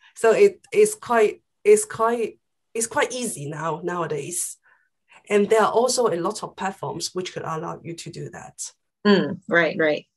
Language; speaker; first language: English; non-native, local second language; Cantonese